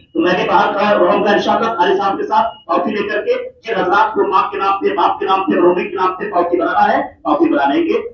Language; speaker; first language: Urdu; native; Urdu